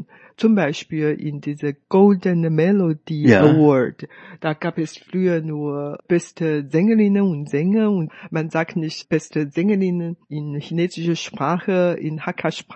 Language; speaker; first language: German; non-native, fluent; Hakka Chinese